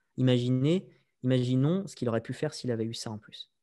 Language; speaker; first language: French; native; French